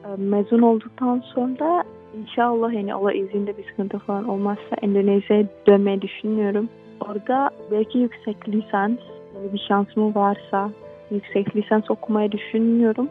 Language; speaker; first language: Turkish; non-native, fluent; Indonesian